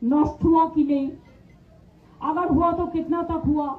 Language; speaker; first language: Hindi; non-native, local second language; Bangla